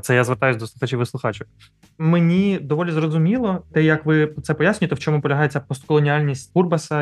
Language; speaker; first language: Ukrainian; native; Ukrainian